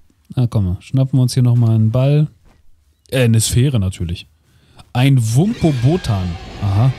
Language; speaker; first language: German; native; German